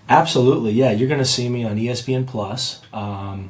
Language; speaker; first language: English; native; English